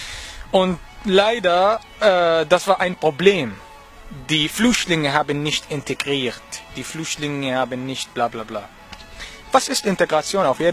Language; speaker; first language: German; non-native, learner; Arabic